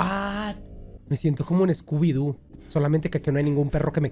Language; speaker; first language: Spanish; native; Spanish